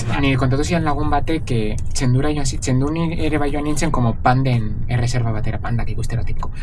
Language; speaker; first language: Basque; non-native, local second language; Spanish